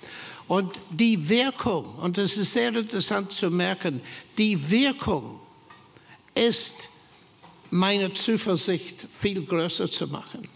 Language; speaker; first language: German; non-native, fluent; English